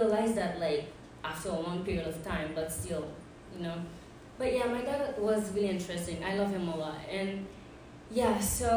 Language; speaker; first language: English; non-native, fluent; Haitian Creole